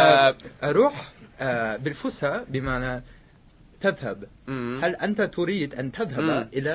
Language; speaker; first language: Arabic; non-native, fluent; English